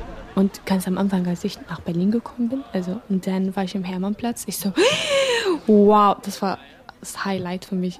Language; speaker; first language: German; non-native, fluent; Arabic